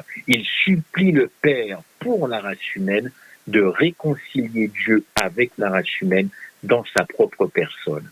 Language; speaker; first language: French; native; French